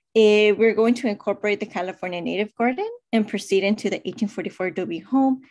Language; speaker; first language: English; native; English